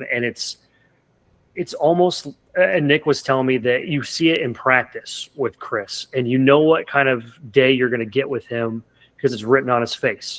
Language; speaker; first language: English; native; English